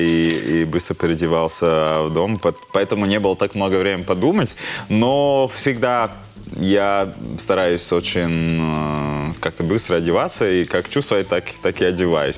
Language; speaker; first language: Russian; non-native, local second language; Latvian